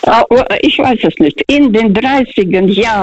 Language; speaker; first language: German; non-native, fluent; Russian